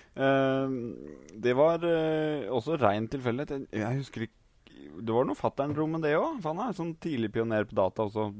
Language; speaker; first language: Norwegian; native; Norwegian